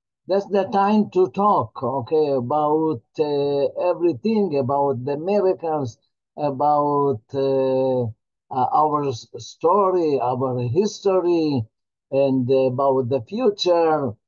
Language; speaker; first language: English; non-native, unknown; Hebrew